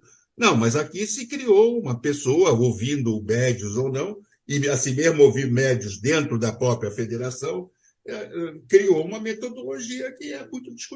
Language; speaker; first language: Portuguese; native; Portuguese